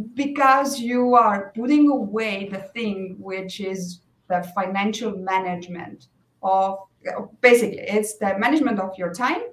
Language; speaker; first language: English; non-native, fluent; Estonian